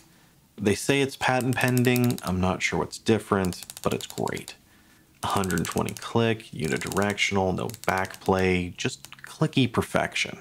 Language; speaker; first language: English; native; English